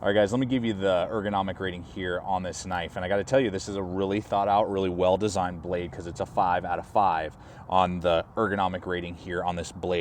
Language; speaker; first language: English; native; English